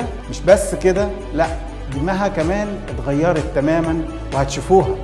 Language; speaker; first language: Arabic; native; Arabic